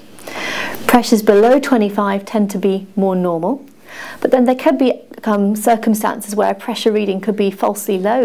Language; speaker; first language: English; native; English